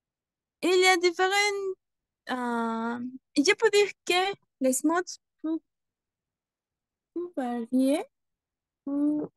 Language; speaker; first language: French; non-native, learner; Spanish